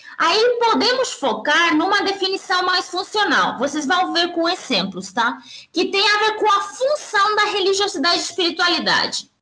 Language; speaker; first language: Portuguese; early bilingual, heritage; Spanish